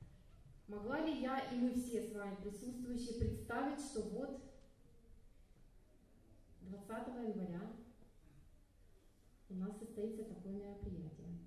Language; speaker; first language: Russian; native; Russian